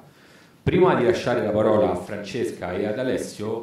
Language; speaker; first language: Italian; native; Italian